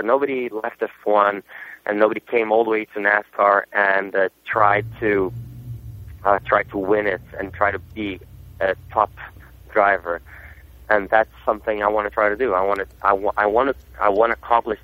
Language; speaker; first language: English; non-native, fluent; Portuguese